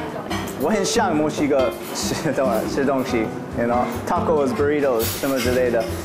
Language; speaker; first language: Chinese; non-native, learner; English